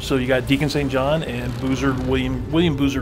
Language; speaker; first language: English; native; English